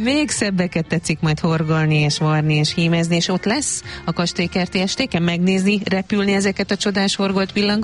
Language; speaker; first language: Hungarian; native; Hungarian